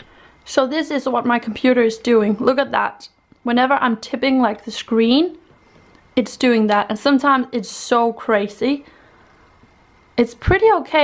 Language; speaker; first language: English; non-native, fluent; Danish